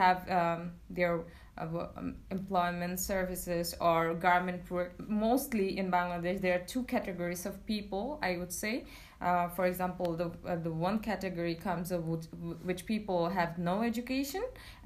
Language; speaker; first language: English; non-native, local second language; Bangla